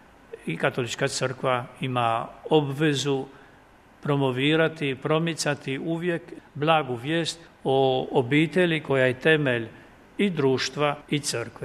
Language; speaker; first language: Croatian; native; Croatian